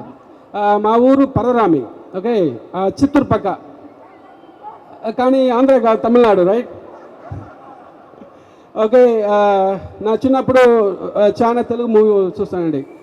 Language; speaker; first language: Telugu; non-native, local second language; Tamil